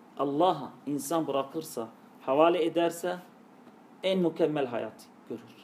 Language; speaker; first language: Turkish; non-native, fluent; Arabic